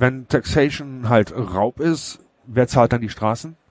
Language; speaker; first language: German; native; German